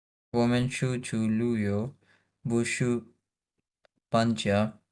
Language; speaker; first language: Chinese; non-native, learner; Urdu